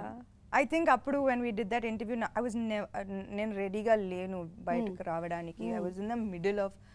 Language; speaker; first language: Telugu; non-native, local second language; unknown